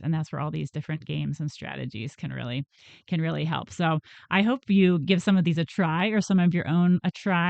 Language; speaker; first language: English; native; English